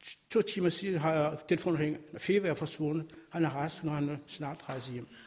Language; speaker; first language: Danish; non-native, fluent; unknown